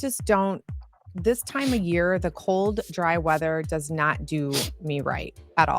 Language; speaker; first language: English; native; English